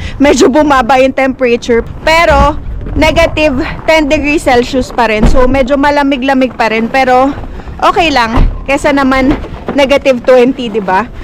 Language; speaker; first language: Filipino; native; Filipino